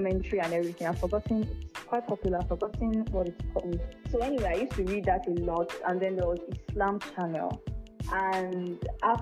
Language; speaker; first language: English; non-native, local second language; Yoruba